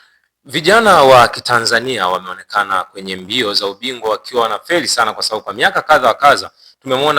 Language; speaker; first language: Swahili; native; Swahili